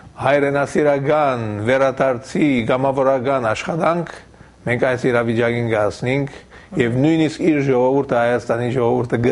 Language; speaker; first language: Armenian; early bilingual, heritage; Armenian